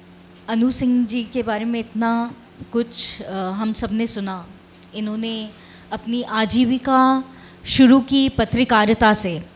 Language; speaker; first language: Hindi; native; Hindi